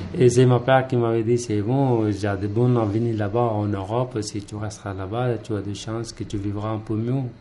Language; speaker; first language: French; non-native, learner; Punjabi